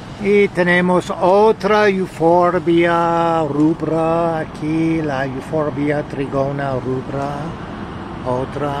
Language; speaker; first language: Spanish; non-native, learner; English